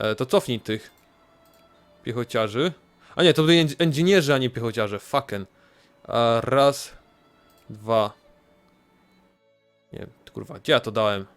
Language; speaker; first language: Polish; native; Polish